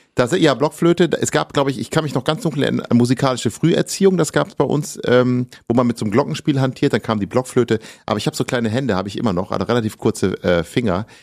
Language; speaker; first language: German; native; German